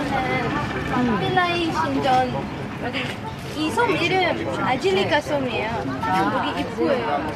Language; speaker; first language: Korean; non-native, fluent; Arabic